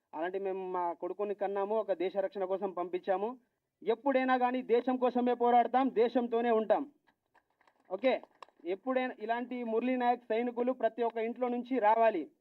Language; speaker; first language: Telugu; non-native, local second language; Lambadi